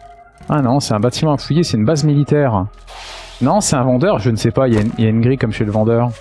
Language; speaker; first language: French; native; French